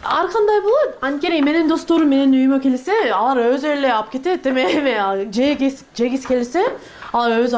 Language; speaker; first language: Kyrgyz; non-native, learner; English